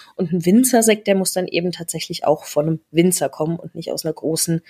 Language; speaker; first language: German; native; German